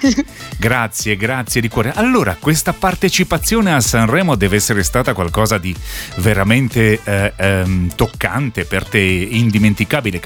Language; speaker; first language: Italian; native; Italian